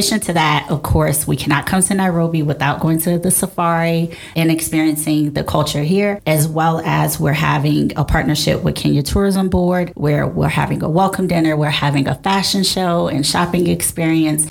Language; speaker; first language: English; native; English